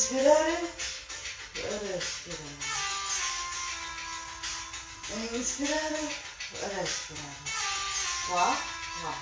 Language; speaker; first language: Italian; non-native, learner; Russian